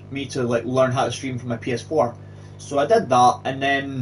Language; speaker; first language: English; native; English